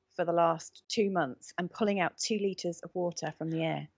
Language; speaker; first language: English; native; English